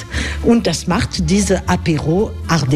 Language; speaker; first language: German; non-native, learner; French